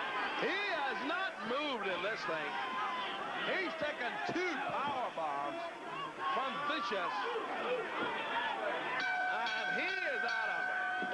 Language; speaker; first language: English; native; English